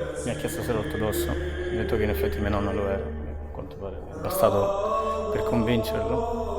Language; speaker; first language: Italian; native; Italian